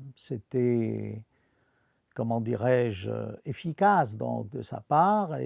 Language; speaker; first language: French; non-native, fluent; Arabic